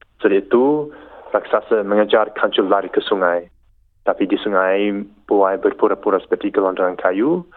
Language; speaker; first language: Indonesian; non-native, learner; English